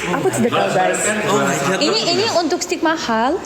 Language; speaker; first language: Indonesian; non-native, learner; Russian